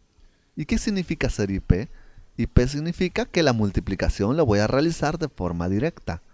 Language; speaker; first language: Spanish; native; Spanish